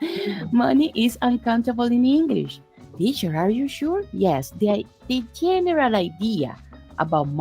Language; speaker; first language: English; non-native, fluent; Spanish